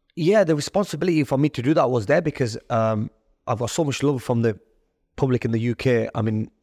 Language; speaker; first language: English; native; English